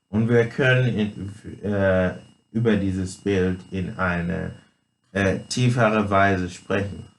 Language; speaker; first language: German; non-native, fluent; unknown